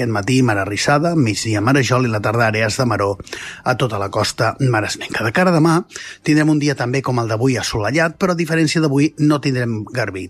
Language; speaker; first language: Catalan; native; Catalan